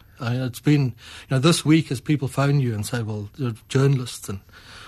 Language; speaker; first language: English; native; English